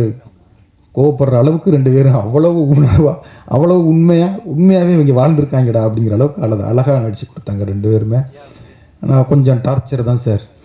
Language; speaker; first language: Tamil; native; Tamil